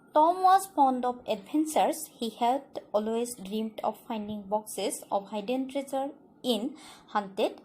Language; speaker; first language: English; non-native, local second language; Assamese